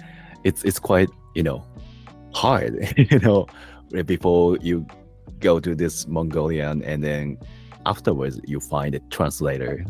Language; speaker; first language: English; non-native, learner; Japanese